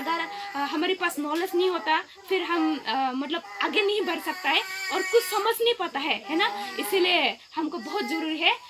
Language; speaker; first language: Hindi; non-native, local second language; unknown